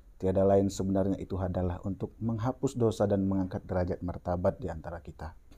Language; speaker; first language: Indonesian; non-native, local second language; Achinese